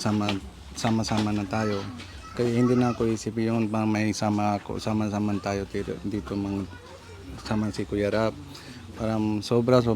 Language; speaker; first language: Filipino; non-native, learner; Punjabi